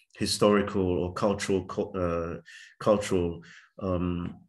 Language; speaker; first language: English; native; English